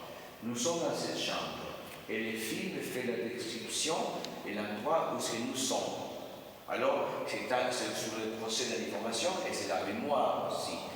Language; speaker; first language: French; non-native, fluent; Spanish